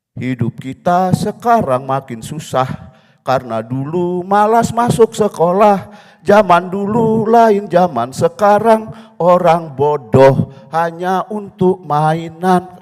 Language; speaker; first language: Indonesian; non-native, local second language; Balinese